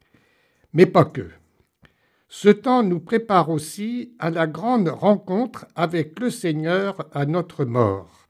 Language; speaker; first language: French; native; French